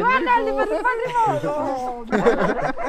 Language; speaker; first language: Italian; native; Italian